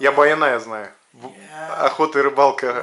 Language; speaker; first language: Russian; native; Russian